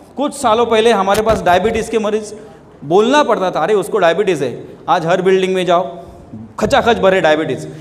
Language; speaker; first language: Hindi; non-native, local second language; Marathi